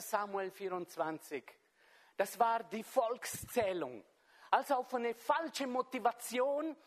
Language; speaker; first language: German; non-native, fluent; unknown